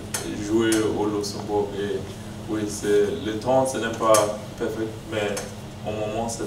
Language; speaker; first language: French; non-native, learner; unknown